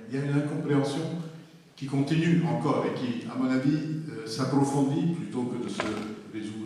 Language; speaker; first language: French; non-native, local second language; Arabic